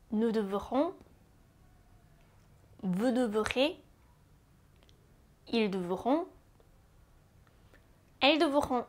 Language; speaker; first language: French; non-native, fluent; Japanese